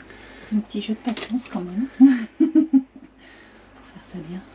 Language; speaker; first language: French; native; French